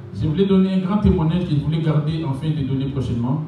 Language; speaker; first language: French; non-native, local second language; Lingala